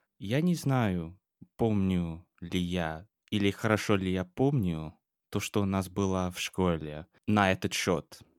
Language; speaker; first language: Russian; non-native, fluent; English